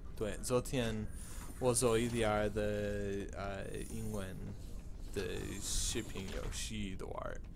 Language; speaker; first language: Chinese; non-native, learner; English